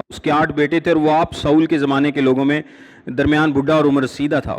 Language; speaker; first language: Urdu; non-native, local second language; Punjabi